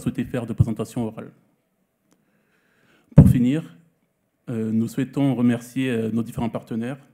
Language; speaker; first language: French; native; French